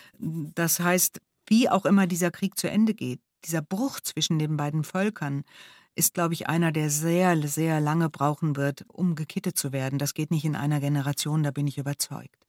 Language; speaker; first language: German; native; German